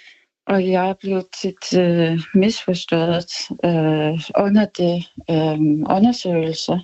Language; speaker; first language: Danish; non-native, local second language; Kalaallisut